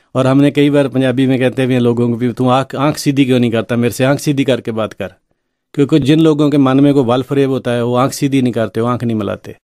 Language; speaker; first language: Hindi; non-native, local second language; Punjabi